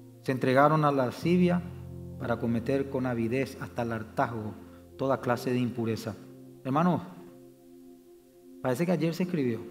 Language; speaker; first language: Spanish; native; Spanish